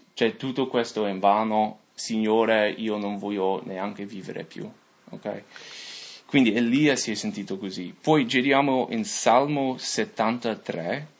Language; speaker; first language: Italian; non-native, fluent; English